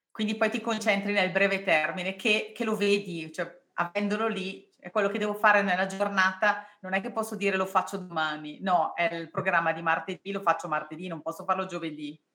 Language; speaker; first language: Italian; native; Italian